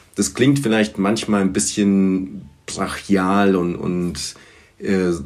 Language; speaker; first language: German; early bilingual, other home language; Bulgarian